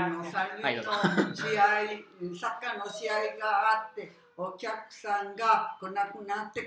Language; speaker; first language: Japanese; non-native, learner; Spanish